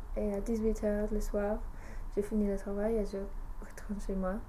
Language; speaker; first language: French; non-native, learner; English